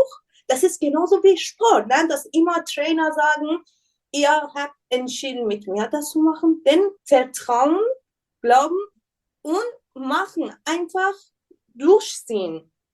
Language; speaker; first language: German; non-native, learner; Persian